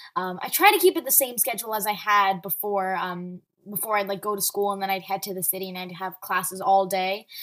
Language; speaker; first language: English; early bilingual, other home language; Arabic